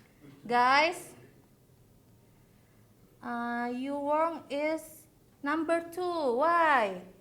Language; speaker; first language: English; non-native, learner; Indonesian